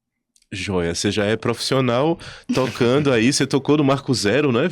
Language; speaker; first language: Portuguese; native; Portuguese